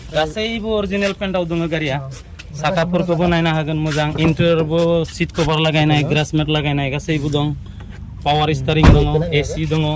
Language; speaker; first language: Bodo; non-native, local second language; Sadri